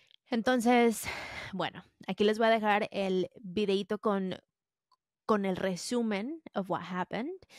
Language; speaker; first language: Spanish; early bilingual, other home language; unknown